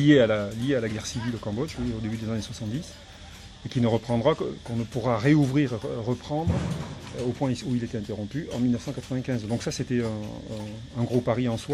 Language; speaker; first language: French; native; French